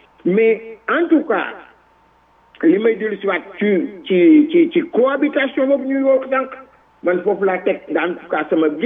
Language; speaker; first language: French; non-native, local second language; Wolof